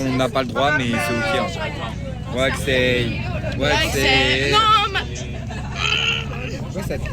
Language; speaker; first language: French; native; French